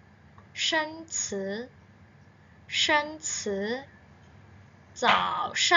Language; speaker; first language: Chinese; non-native, fluent; Burmese